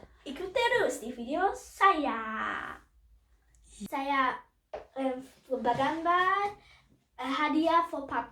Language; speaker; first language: Indonesian; early bilingual, heritage; Indonesian